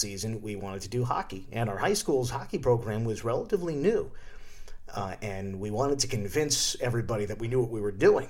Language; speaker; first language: English; native; English